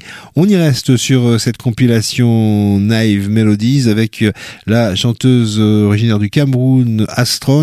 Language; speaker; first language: French; native; French